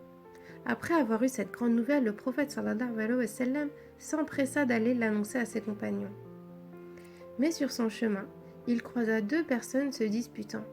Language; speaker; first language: French; native; French